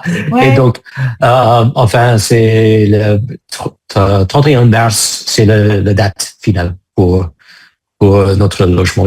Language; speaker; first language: French; non-native, fluent; English